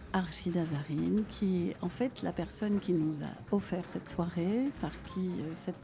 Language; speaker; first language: French; non-native, fluent; Arabic